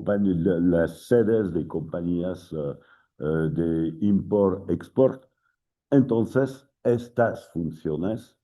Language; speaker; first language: Spanish; non-native, fluent; French